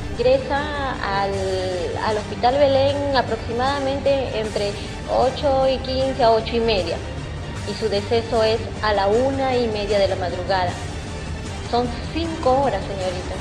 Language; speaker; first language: Spanish; native; Spanish